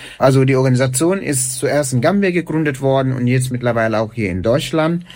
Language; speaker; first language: German; non-native, fluent; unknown